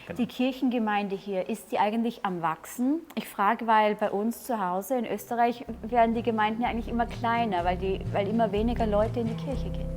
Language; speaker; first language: German; native; German